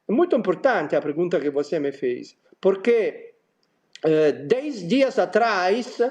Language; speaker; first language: Portuguese; non-native, fluent; Italian